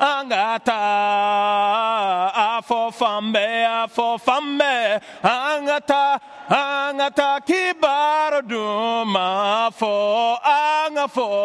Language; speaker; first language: English; non-native, fluent; Bambara